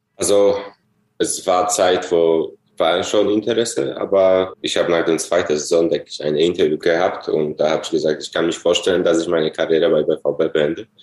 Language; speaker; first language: German; non-native, fluent; Polish